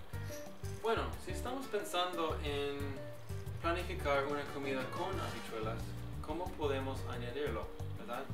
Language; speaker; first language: Spanish; early bilingual, heritage; English